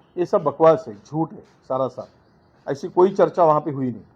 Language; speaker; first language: Hindi; non-native, local second language; Marathi